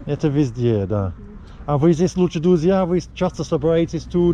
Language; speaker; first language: Russian; non-native, learner; English